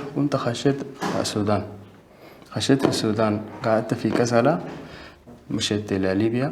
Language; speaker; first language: Arabic; native; Arabic